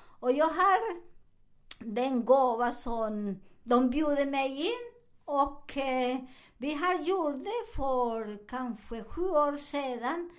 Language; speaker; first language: Swedish; non-native, fluent; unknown